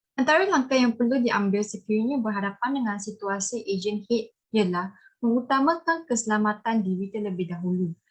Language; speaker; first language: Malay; non-native, local second language; Chinese